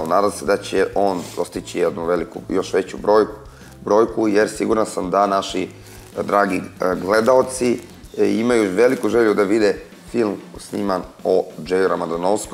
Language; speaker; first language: Serbian; native; Serbian